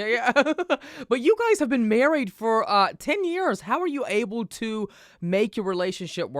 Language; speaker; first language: English; native; English